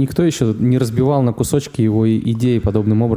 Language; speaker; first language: Russian; native; Russian